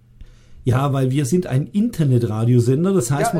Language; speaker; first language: German; native; German